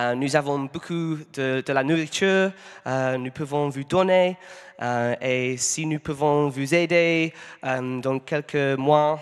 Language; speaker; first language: French; non-native, learner; English